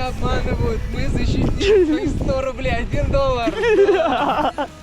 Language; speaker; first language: Russian; native; Russian